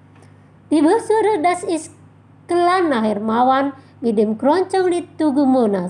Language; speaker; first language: German; non-native, fluent; Indonesian